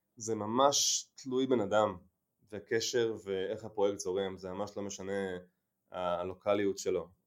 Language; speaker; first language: Hebrew; native; Hebrew